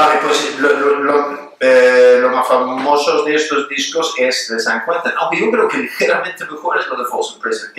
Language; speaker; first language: Spanish; non-native, fluent; Swedish